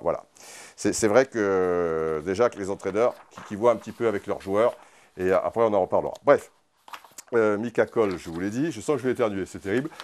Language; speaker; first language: French; native; French